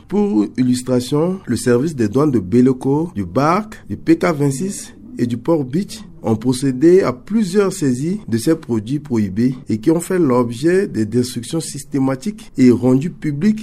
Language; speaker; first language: French; non-native, local second language; Sango